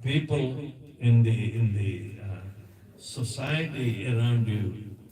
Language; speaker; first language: English; non-native, local second language; Hindi